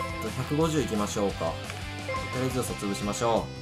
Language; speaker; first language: Japanese; native; Japanese